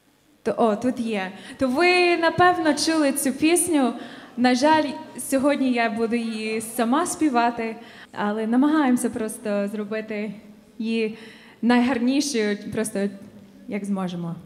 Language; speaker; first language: Ukrainian; non-native, fluent; English